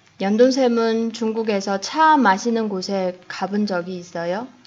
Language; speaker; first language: Korean; non-native, fluent; Chinese